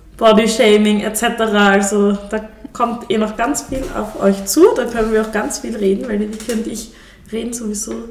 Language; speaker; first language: German; native; German